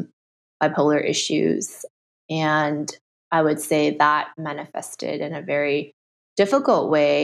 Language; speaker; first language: English; early bilingual, other home language; Chinese